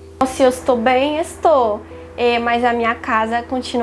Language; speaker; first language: Portuguese; non-native, fluent; French